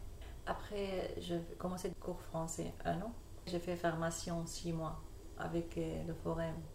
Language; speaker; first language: French; non-native, learner; Arabic